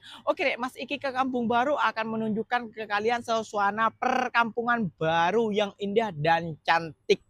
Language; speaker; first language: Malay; non-native, local second language; Javanese